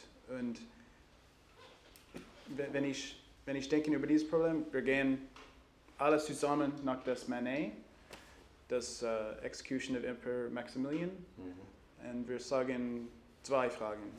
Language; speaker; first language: German; non-native, learner; English